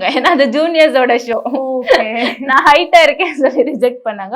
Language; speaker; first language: Tamil; non-native, local second language; Bangla